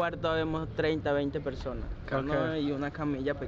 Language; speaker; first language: Spanish; native; Spanish